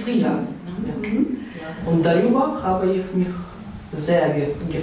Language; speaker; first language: German; non-native, learner; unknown